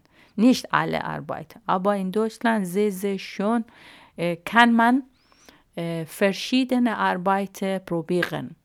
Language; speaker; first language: German; non-native, learner; Arabic